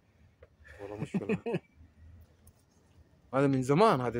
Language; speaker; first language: Arabic; non-native, learner; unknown